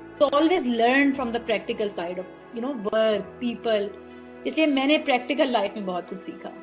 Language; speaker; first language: Urdu; native; Urdu